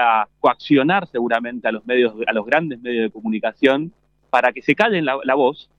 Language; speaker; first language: Spanish; native; Spanish